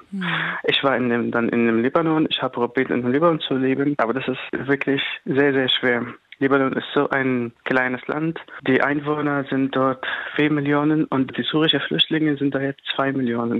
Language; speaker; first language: German; non-native, fluent; Arabic